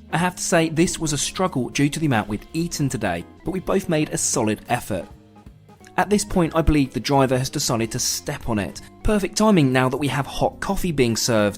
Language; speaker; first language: English; native; English